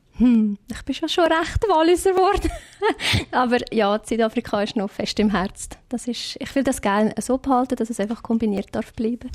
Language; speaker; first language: German; non-native, fluent; Afrikaans